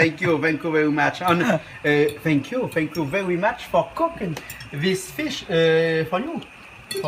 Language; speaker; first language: English; non-native, learner; Réunion Creole French